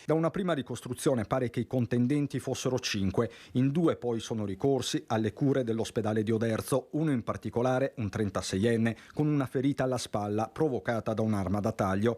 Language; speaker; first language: Italian; native; Italian